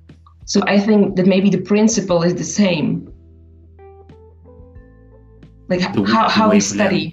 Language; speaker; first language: English; non-native, fluent; Slovak